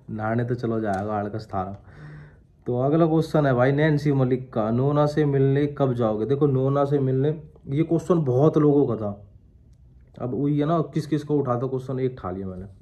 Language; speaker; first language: Hindi; native; Hindi